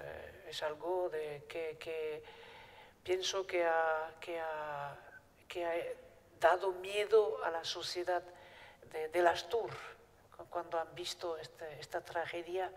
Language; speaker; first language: Spanish; non-native, fluent; Basque